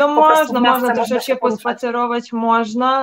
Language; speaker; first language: Polish; non-native, learner; Serbian